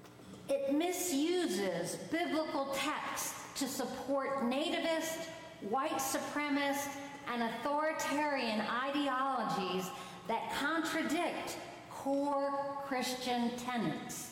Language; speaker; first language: English; native; English